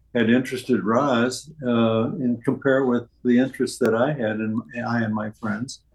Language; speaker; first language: English; native; English